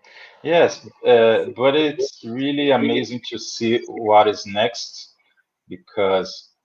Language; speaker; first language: English; non-native, fluent; Portuguese